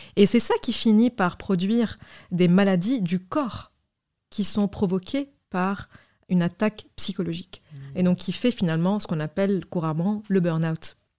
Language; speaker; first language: French; non-native, local second language; Arabic